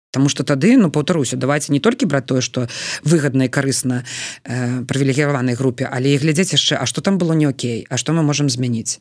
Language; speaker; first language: Belarusian; non-native, local second language; Russian